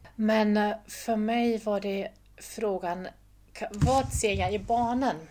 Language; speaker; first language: Swedish; non-native, fluent; German